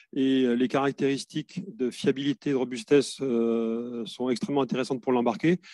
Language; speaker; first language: French; native; French